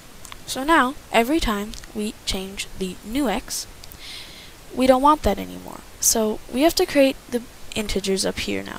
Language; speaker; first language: English; native; English